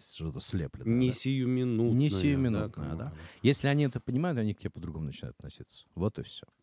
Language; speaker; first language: Russian; native; Russian